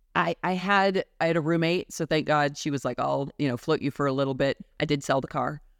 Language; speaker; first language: English; native; English